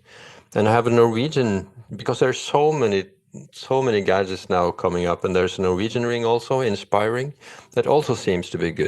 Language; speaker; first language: English; non-native, fluent; Norwegian